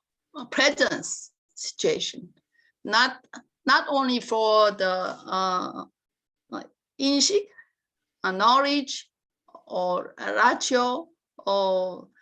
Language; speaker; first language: English; non-native, learner; Korean